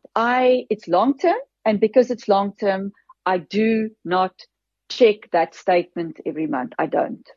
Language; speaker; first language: English; non-native, local second language; Afrikaans